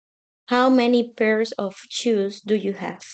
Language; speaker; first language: English; non-native, learner; Spanish